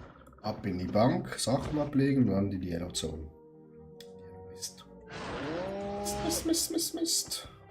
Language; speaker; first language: German; native; German